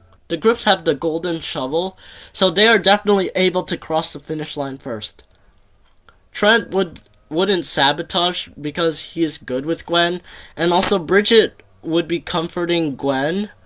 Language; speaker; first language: English; native; English